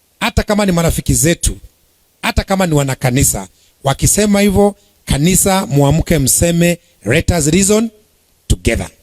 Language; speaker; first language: Swahili; non-native, local second language; Kikuyu